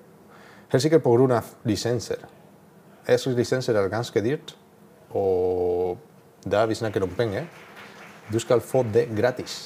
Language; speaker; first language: Norwegian; non-native, learner; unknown